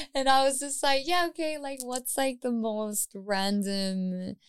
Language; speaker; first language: English; native; English